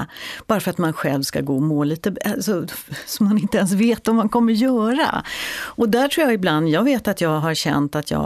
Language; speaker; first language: Swedish; native; Swedish